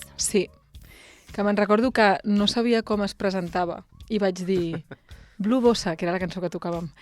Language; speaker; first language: Catalan; native; Catalan